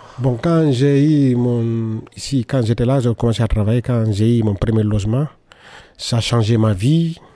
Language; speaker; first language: French; non-native, local second language; Fula